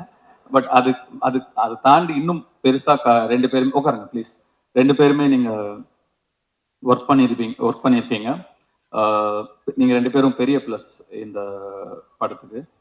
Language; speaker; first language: Tamil; native; Tamil